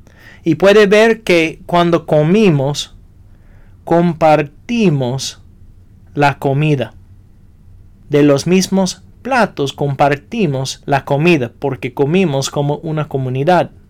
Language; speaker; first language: Spanish; non-native, fluent; English